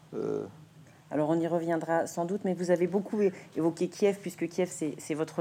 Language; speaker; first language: French; native; French